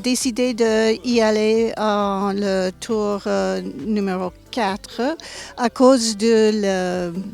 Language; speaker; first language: French; non-native, learner; English